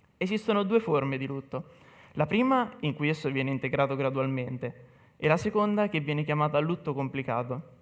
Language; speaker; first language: Italian; native; Italian